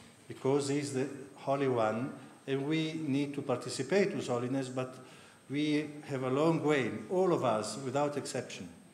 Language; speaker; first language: English; non-native, fluent; Italian